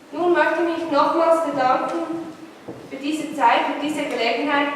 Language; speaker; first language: German; non-native, fluent; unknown